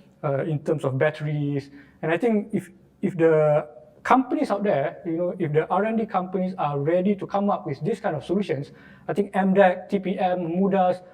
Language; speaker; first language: English; non-native, local second language; Malay